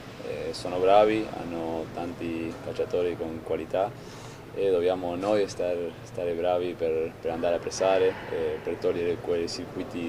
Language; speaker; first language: Italian; non-native, fluent; Spanish